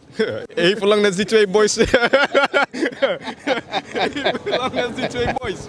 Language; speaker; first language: Dutch; native; Dutch